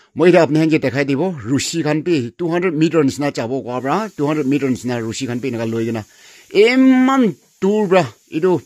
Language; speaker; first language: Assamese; non-native, local second language; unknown